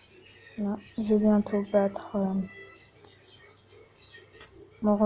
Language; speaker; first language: French; native; French